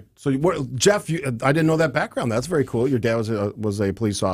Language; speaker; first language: English; native; English